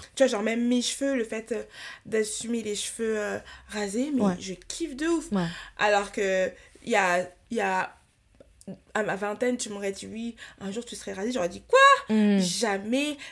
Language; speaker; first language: French; native; French